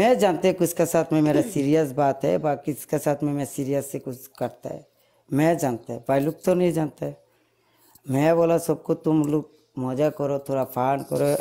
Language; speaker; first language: Hindi; non-native, learner; Bangla